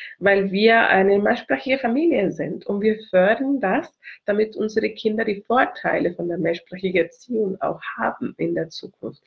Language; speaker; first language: German; non-native, fluent; Spanish